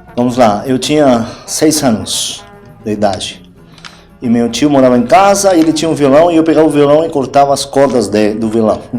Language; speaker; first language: Portuguese; non-native, fluent; Spanish